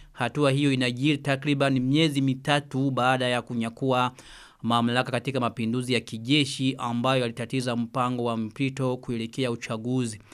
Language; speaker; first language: Swahili; non-native, local second language; Rundi